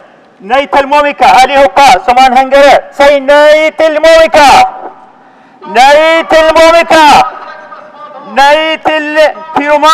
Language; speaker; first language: Swedish; non-native, learner; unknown